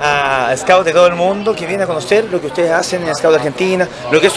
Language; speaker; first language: Spanish; native; Spanish